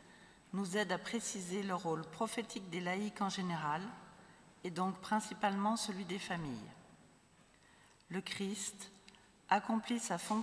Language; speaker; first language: French; native; French